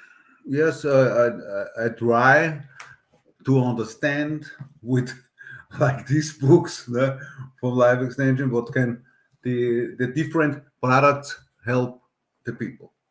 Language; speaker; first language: English; non-native, learner; German